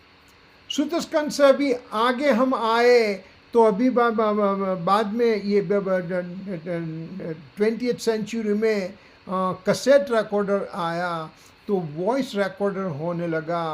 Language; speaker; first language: Hindi; non-native, local second language; Gujarati